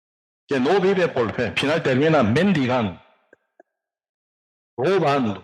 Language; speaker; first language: Spanish; non-native, learner; Korean